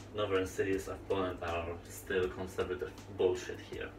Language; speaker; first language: English; non-native, fluent; Polish